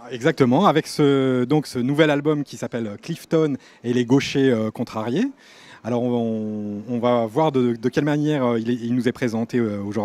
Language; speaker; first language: French; native; French